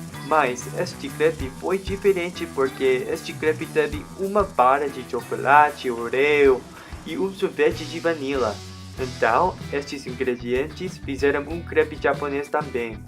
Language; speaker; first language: Portuguese; non-native, learner; English